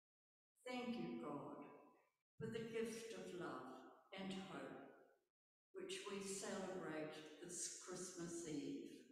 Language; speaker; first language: English; native; English